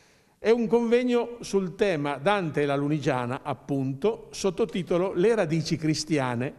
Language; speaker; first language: Italian; native; Italian